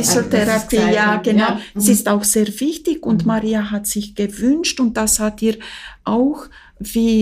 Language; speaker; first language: German; non-native, fluent; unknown